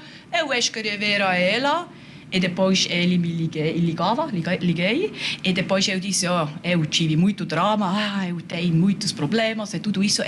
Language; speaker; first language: Portuguese; non-native, learner; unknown